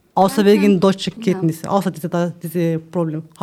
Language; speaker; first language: German; non-native, learner; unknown